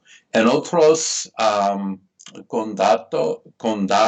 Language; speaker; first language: Spanish; non-native, fluent; English